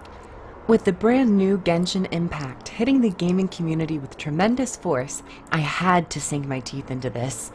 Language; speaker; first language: English; native; English